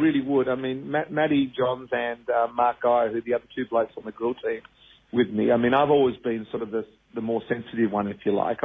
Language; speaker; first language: English; native; English